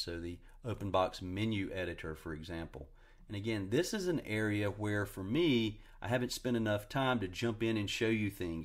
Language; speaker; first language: English; native; English